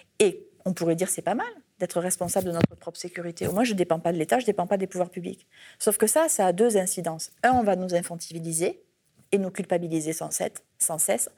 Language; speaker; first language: French; native; French